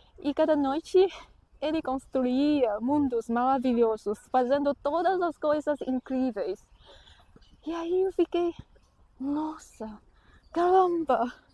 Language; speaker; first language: Portuguese; non-native, fluent; Chinese